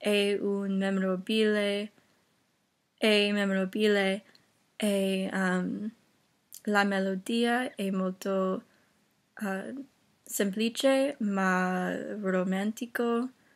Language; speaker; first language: Italian; non-native, learner; English